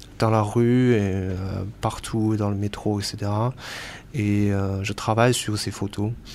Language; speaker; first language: French; non-native, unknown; Chinese